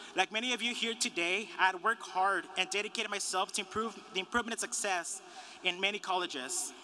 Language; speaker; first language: English; early bilingual, other home language; Spanish